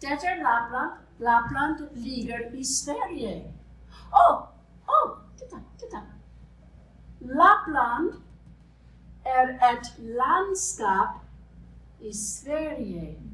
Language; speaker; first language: Swedish; non-native, fluent; English